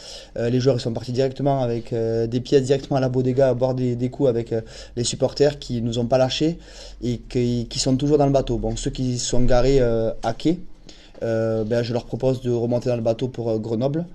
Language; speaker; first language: French; native; French